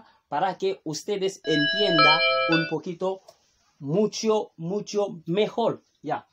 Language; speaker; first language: Spanish; non-native, fluent; Haitian Creole